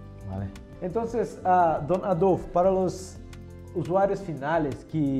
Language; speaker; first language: Spanish; non-native, fluent; Portuguese